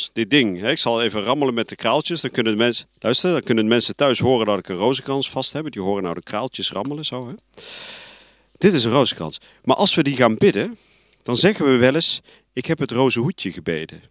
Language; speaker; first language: Dutch; native; Dutch